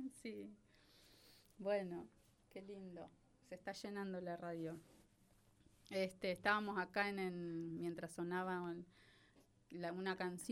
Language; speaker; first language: Spanish; native; Spanish